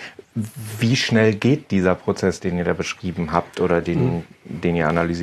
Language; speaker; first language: German; native; German